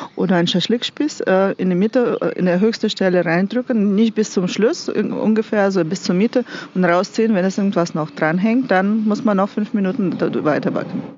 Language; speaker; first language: German; non-native, fluent; Russian